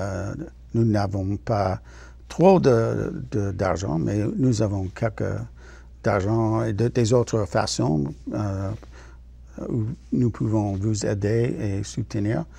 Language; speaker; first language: French; non-native, learner; English